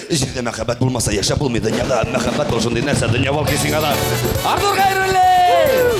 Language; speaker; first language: Tatar; native; Tatar